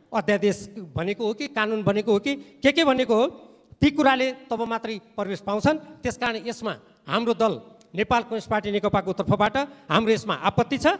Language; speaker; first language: Nepali; native; Nepali